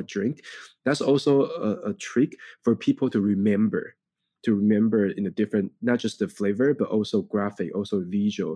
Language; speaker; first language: English; non-native, fluent; Chinese